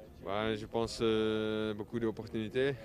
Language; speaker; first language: French; non-native, local second language; Dutch